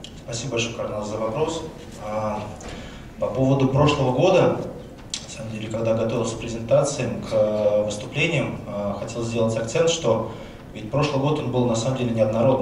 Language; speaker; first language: Russian; native; Russian